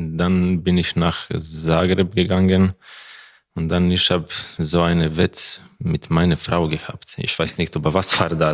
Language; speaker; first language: German; non-native, learner; Croatian